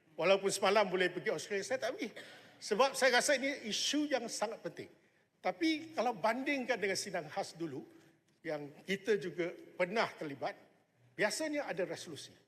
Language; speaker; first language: Malay; non-native, local second language; Chinese